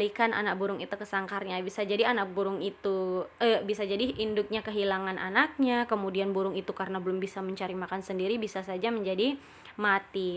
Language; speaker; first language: Indonesian; native; Indonesian